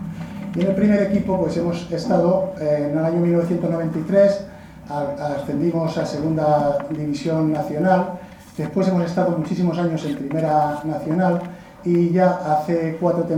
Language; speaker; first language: Spanish; native; Spanish